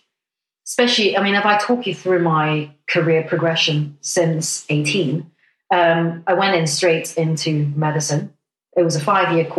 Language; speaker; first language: English; non-native, local second language; Cantonese